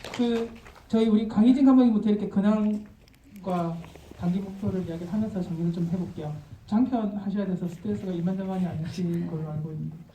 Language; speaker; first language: Korean; native; Korean